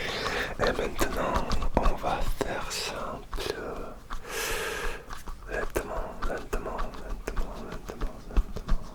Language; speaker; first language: French; non-native, learner; Russian